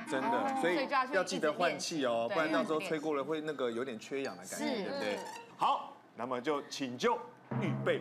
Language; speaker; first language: Chinese; native; Chinese